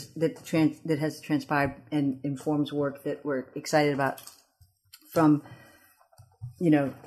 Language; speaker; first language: English; early bilingual, other home language; Amharic